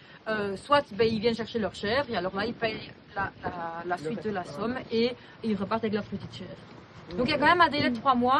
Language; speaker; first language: French; native; French